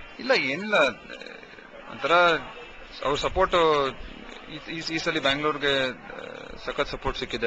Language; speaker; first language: Kannada; non-native, local second language; Marathi